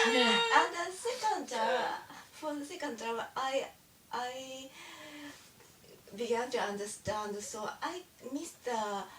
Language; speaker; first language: English; non-native, learner; Japanese